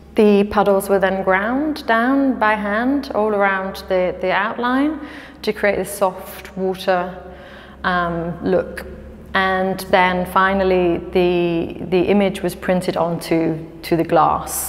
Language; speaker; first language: English; native; English